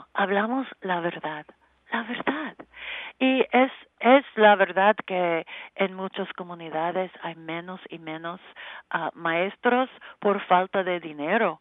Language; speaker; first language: Spanish; non-native, learner; English